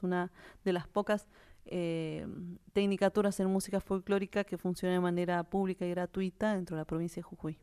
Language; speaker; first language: Spanish; native; Spanish